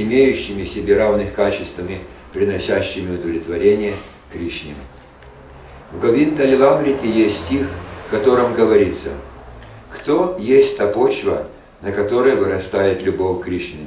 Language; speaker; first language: Russian; native; Russian